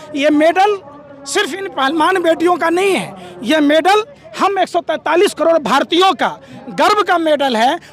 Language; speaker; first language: Hindi; native; Hindi